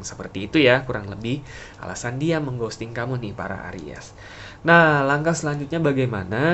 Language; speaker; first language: Indonesian; native; Indonesian